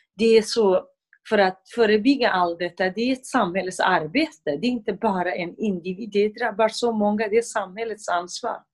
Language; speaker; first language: Swedish; non-native, fluent; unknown